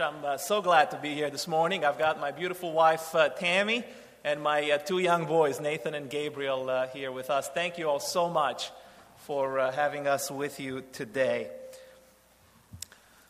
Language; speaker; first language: English; early bilingual, other home language; Romanian